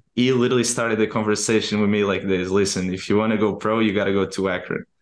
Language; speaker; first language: English; non-native, fluent; Portuguese